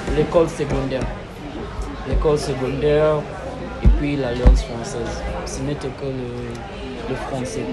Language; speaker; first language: French; non-native, fluent; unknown